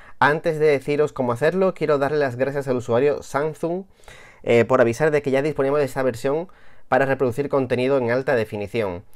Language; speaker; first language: Spanish; native; Spanish